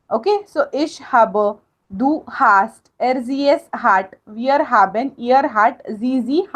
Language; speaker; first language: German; non-native, fluent; Hindi